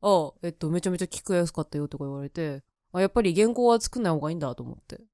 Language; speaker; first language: Japanese; native; Japanese